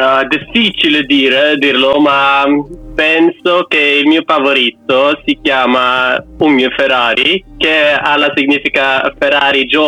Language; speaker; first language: Italian; non-native, learner; Norwegian